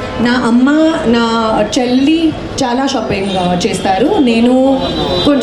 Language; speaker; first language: Telugu; non-native, learner; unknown